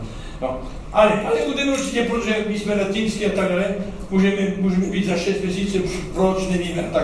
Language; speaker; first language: Czech; non-native, learner; French